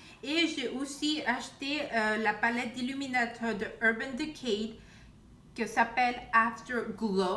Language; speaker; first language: French; non-native, fluent; Spanish